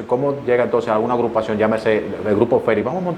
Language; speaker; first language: Spanish; native; Spanish